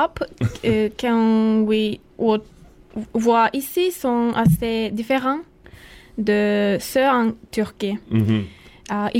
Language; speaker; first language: French; non-native, learner; Turkish